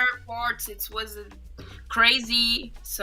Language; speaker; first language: English; non-native, fluent; Portuguese